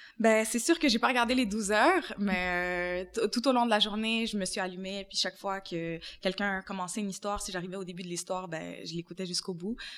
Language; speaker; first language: French; native; French